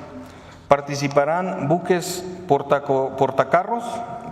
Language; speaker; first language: Spanish; native; Spanish